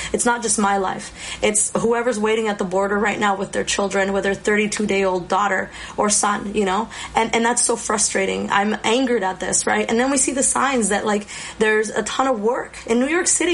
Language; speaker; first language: English; early bilingual, other home language; Spanish